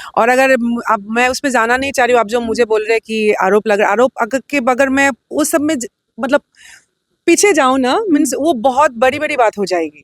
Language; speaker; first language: Hindi; non-native, local second language; Assamese